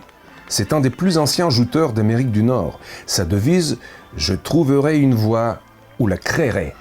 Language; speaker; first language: French; native; French